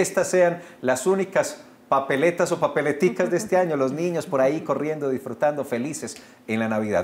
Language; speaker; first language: Spanish; native; Spanish